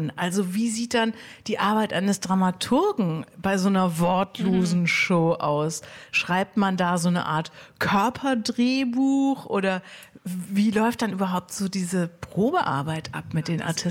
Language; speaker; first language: German; native; German